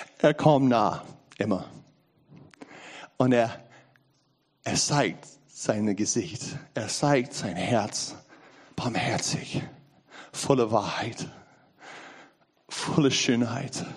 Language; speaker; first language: German; non-native, learner; English